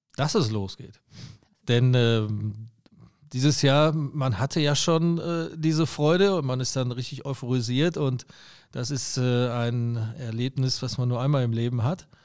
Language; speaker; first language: German; native; German